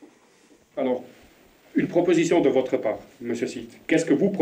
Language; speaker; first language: French; non-native, fluent; German